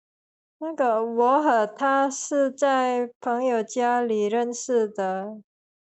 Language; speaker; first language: Chinese; non-native, learner; Indonesian